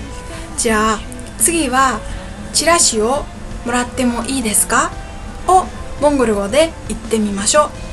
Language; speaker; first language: Japanese; non-native, fluent; Mongolian